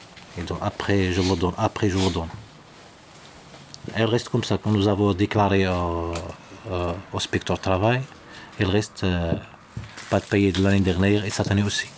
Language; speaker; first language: French; non-native, learner; Arabic